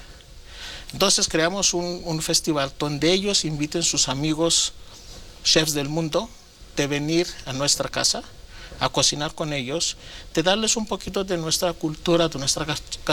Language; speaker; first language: Spanish; non-native, fluent; Greek